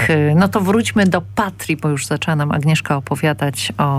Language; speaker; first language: Polish; native; Polish